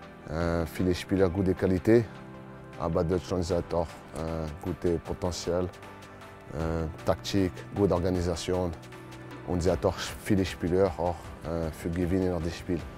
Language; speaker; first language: German; non-native, learner; French